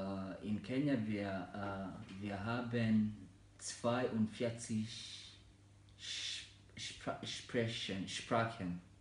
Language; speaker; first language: German; non-native, learner; Swahili